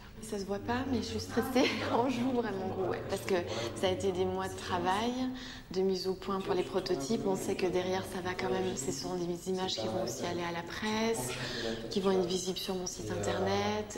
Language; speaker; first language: French; native; French